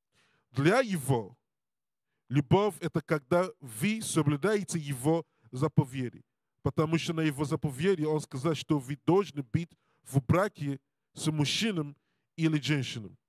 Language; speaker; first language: Russian; non-native, learner; Portuguese